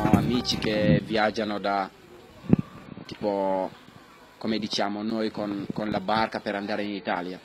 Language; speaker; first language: Italian; non-native, fluent; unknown